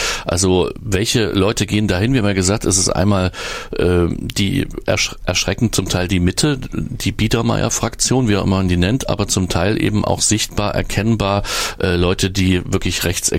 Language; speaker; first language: German; native; German